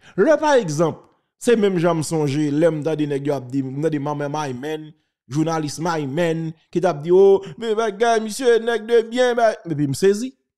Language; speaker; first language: French; non-native, local second language; Haitian Creole